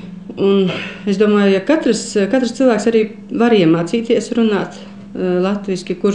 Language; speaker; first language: Latvian; non-native, local second language; Russian